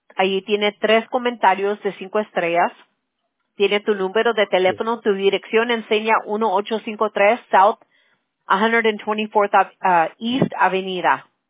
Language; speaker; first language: Spanish; early bilingual, other home language; English